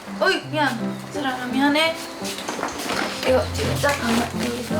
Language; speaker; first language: Korean; non-native, learner; Norwegian